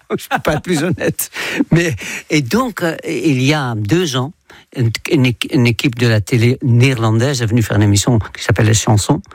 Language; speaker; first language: French; non-native, fluent; Dutch